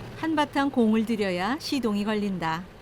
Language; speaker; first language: Korean; native; Korean